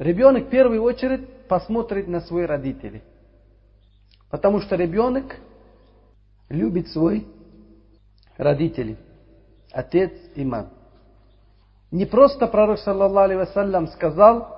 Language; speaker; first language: Russian; non-native, learner; Uzbek